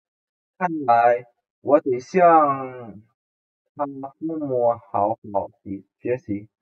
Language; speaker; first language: Chinese; non-native, fluent; Indonesian